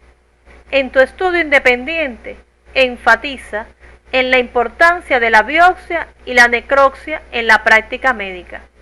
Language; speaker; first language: Spanish; native; Spanish